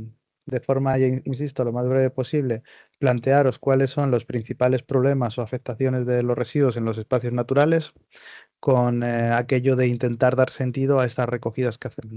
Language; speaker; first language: Spanish; native; Spanish